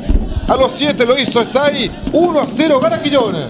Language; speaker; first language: Spanish; native; Spanish